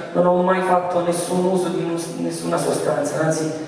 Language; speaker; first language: Italian; early bilingual, other home language; Arabic